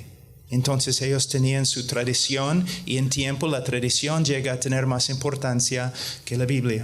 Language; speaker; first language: Spanish; non-native, fluent; English